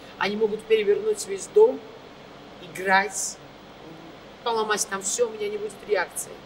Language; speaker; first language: Russian; non-native, fluent; Georgian